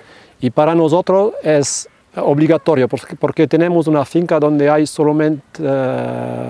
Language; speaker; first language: Spanish; non-native, fluent; French